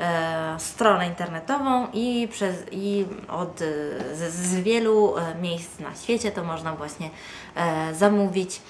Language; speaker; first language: Polish; non-native, fluent; Italian